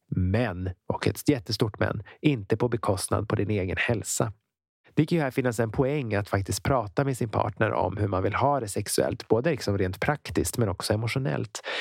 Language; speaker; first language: Swedish; native; Swedish